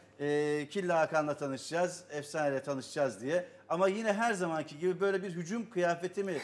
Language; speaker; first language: Turkish; native; Turkish